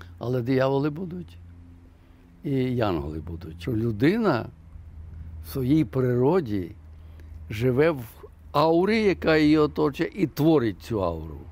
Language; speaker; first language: Ukrainian; native; Ukrainian